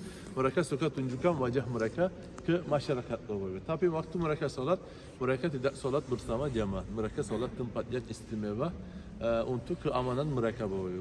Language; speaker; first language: Indonesian; non-native, fluent; Turkish